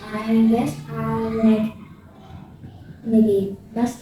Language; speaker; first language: English; non-native, learner; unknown